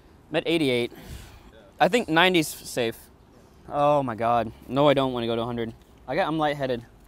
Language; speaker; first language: English; native; English